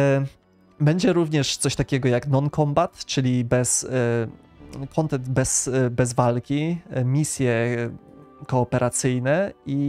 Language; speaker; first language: Polish; native; Polish